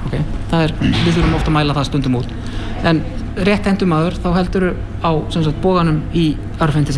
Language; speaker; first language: Icelandic; native; Icelandic